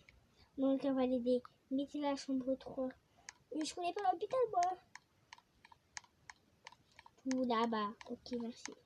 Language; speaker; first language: French; native; French